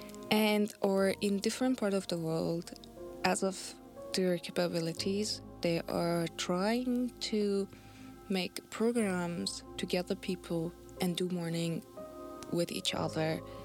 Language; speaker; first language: English; non-native, fluent; Persian